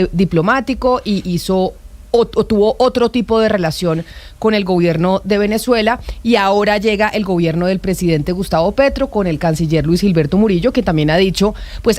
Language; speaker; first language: Spanish; native; Spanish